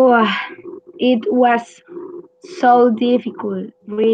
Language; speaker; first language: English; non-native, learner; Spanish